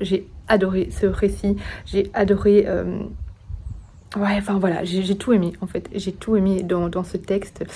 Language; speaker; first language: French; native; French